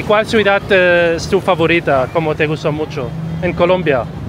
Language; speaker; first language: Spanish; non-native, learner; Arabic